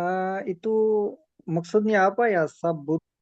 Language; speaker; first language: Indonesian; non-native, learner; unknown